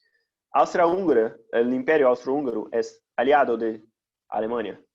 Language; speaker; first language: Spanish; non-native, fluent; Portuguese